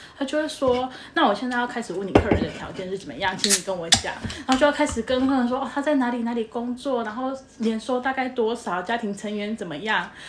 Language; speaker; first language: Chinese; native; Chinese